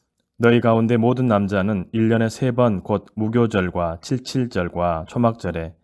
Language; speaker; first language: Korean; native; Korean